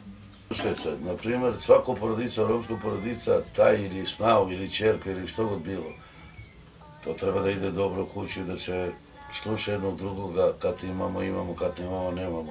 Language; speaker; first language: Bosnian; non-native, local second language; Romany